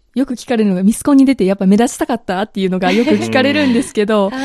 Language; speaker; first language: Japanese; native; Japanese